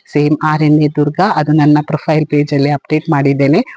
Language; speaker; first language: Kannada; native; Kannada